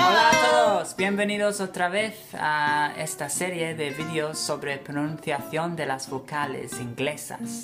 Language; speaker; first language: Spanish; non-native, fluent; English